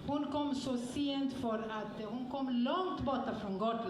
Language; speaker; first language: Swedish; non-native, fluent; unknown